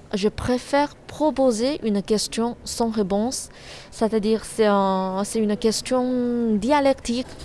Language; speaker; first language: French; non-native, learner; Chinese